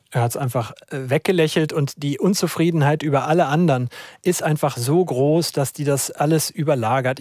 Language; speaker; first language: German; native; German